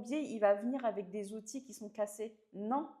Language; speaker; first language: French; native; French